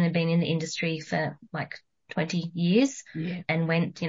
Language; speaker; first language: English; native; English